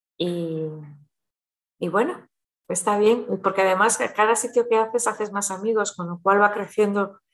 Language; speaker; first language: Spanish; early bilingual, heritage; Spanish